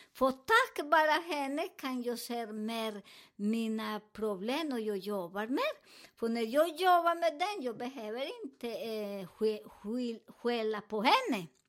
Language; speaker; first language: Swedish; non-native, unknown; Spanish